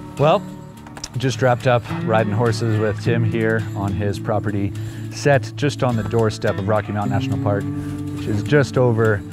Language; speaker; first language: English; native; English